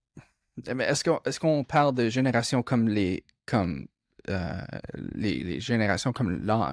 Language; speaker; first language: French; non-native, local second language; English